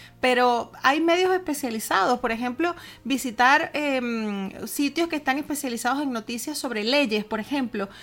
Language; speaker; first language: Spanish; native; Spanish